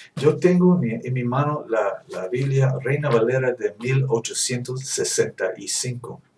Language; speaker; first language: Spanish; non-native, learner; English